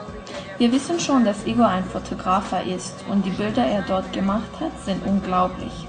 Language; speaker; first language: German; non-native, learner; Russian